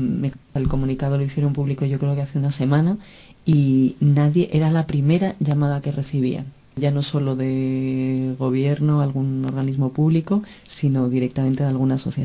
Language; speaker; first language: Spanish; native; Spanish